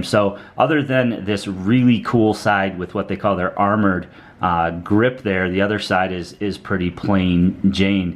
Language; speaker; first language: English; native; English